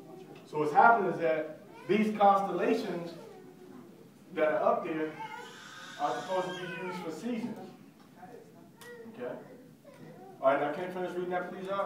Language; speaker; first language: English; native; English